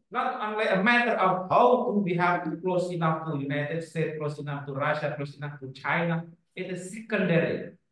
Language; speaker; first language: English; non-native, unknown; Indonesian